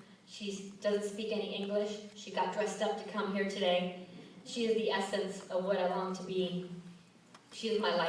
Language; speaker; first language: English; early bilingual, other home language; Spanish